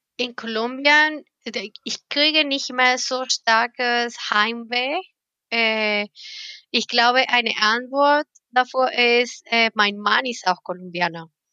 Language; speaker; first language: German; non-native, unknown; Spanish